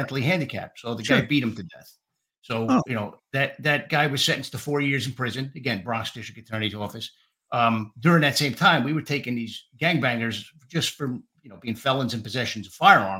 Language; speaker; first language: English; native; English